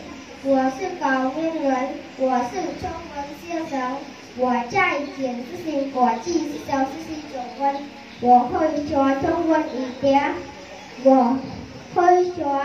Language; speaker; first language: Chinese; non-native, learner; Khmer